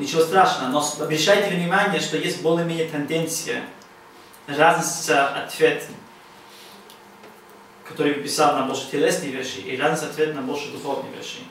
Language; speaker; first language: Russian; non-native, learner; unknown